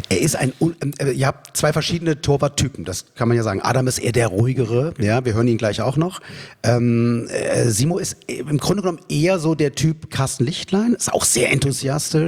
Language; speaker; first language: German; native; German